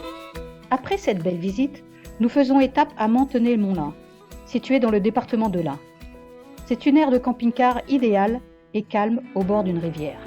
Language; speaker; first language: French; native; French